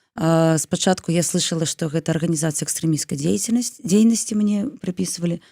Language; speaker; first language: Belarusian; non-native, local second language; Russian